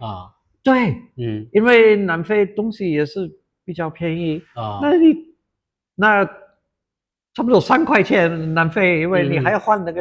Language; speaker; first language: Chinese; non-native, fluent; English